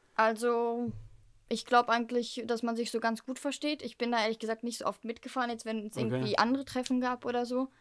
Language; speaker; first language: German; early bilingual, heritage; German